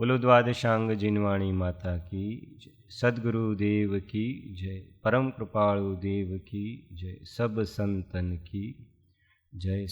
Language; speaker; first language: Hindi; non-native, local second language; Gujarati